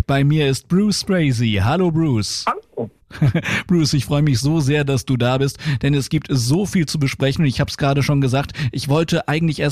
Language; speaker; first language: German; native; German